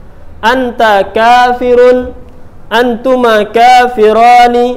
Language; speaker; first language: Arabic; non-native, fluent; Indonesian